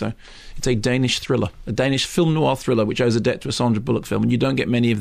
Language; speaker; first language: English; native; English